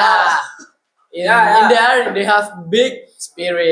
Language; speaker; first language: English; non-native, learner; Indonesian